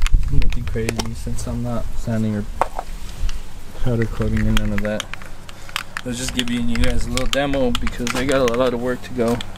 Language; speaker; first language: English; early bilingual, other home language; Spanish